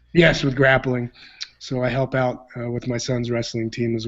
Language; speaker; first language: English; native; English